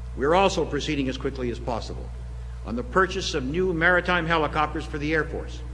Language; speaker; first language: English; native; English